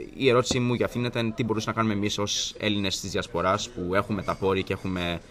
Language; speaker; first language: Greek; early bilingual, heritage; Greek